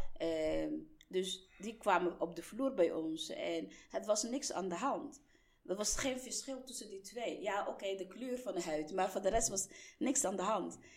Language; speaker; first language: Dutch; non-native, fluent; Somali